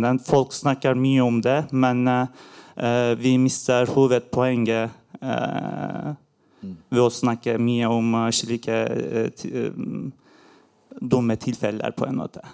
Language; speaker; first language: Norwegian; non-native, learner; Turkish